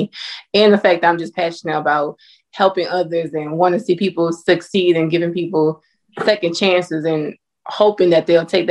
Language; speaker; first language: English; native; English